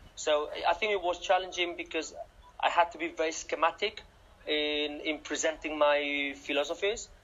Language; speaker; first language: English; non-native, fluent; Catalan